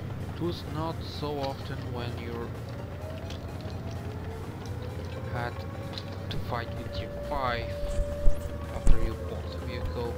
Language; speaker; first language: English; non-native, learner; Bulgarian